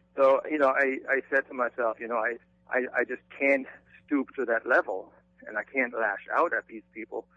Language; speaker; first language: English; non-native, fluent; German